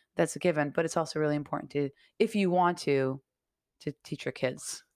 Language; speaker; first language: English; early bilingual, other home language; Portuguese